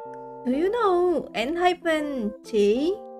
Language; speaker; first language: English; non-native, learner; Indonesian